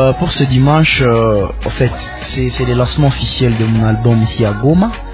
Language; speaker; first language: French; non-native, local second language; Nande